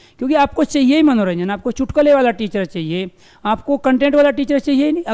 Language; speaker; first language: Hindi; native; Hindi